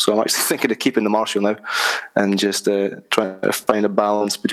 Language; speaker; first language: English; native; English